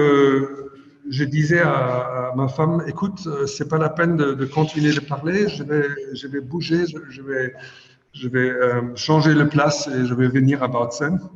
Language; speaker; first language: French; non-native, fluent; German